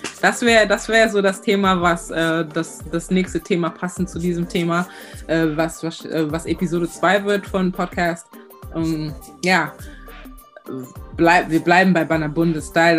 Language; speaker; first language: German; early bilingual, other home language; Lingala